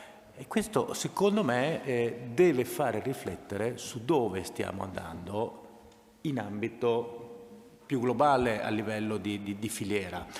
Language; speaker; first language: Italian; native; Italian